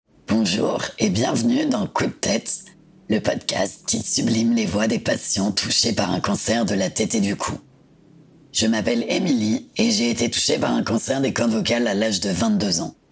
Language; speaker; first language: French; native; French